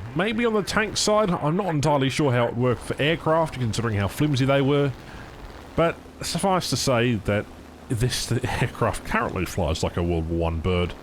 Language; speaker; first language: English; native; English